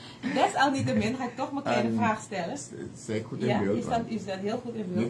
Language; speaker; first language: Dutch; native; Dutch